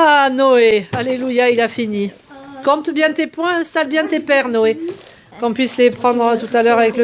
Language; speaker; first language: French; native; French